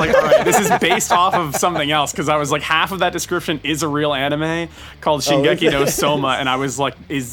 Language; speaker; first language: English; native; English